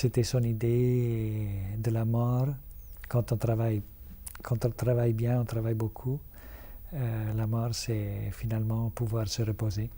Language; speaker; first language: French; non-native, fluent; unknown